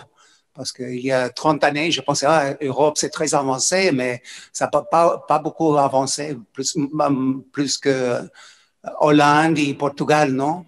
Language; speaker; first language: French; non-native, fluent; English